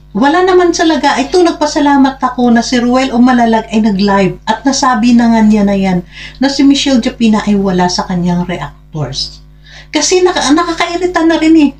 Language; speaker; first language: Filipino; non-native, local second language; Hiligaynon